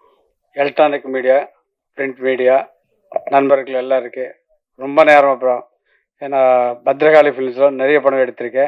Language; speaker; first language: Tamil; non-native, learner; Telugu